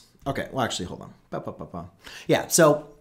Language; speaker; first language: English; native; English